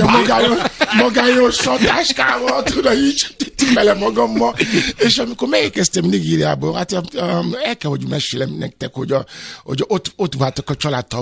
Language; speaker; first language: Hungarian; non-native, fluent; Yoruba